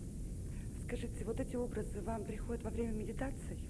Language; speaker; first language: Russian; native; Russian